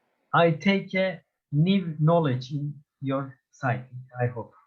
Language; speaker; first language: English; non-native, learner; Turkish